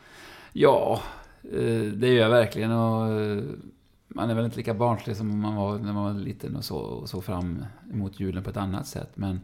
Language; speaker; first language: Swedish; native; Swedish